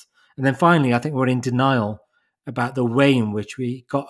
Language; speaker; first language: English; native; English